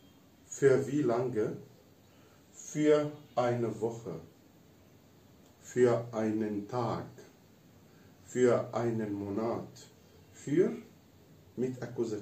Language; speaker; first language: German; non-native, fluent; Arabic